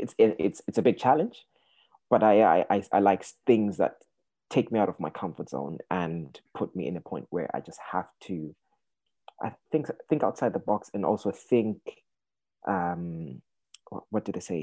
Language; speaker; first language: English; non-native, local second language; Shona